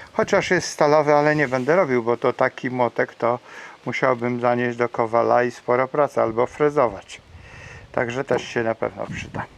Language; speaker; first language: Polish; native; Polish